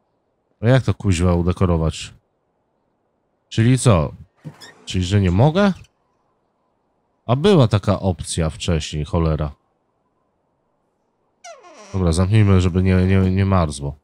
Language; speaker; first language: Polish; native; Polish